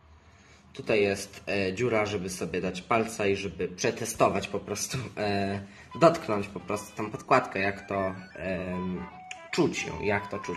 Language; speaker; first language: Polish; native; Polish